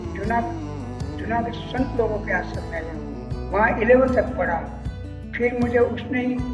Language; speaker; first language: Hindi; non-native, local second language; Gujarati